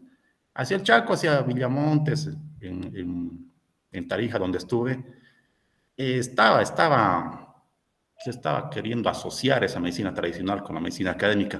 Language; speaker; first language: Spanish; native; Spanish